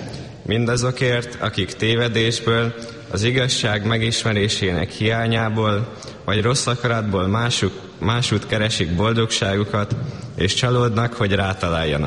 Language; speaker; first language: Hungarian; native; Hungarian